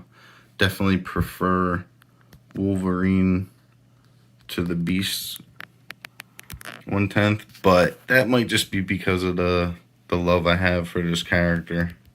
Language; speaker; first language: English; native; English